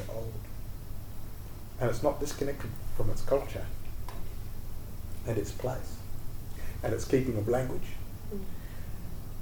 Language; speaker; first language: English; native; English